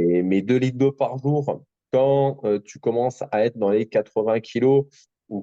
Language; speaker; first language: French; native; French